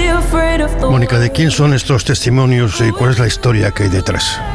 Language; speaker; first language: Spanish; native; Spanish